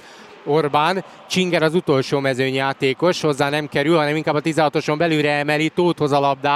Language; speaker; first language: Hungarian; native; Hungarian